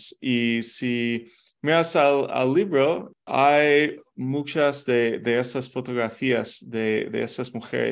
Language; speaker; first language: Spanish; non-native, fluent; English